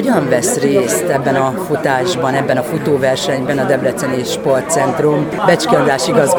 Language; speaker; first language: Hungarian; native; Hungarian